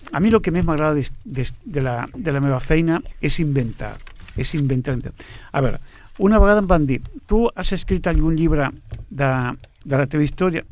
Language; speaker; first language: Catalan; non-native, fluent; Portuguese